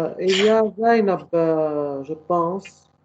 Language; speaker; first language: French; non-native, learner; Arabic